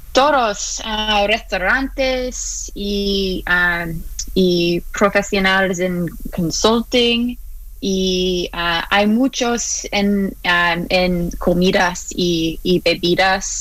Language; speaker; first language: Spanish; non-native, learner; English